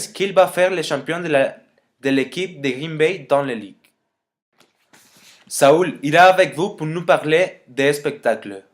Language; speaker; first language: French; non-native, learner; Spanish